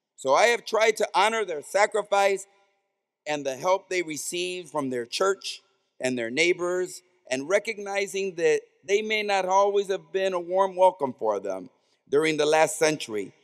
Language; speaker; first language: English; native; English